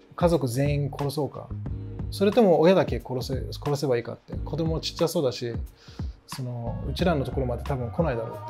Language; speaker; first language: Japanese; early bilingual, other home language; English